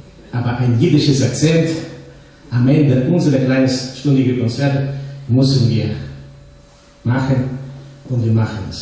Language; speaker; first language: German; non-native, fluent; Russian